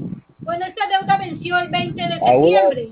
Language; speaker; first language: Spanish; native; Spanish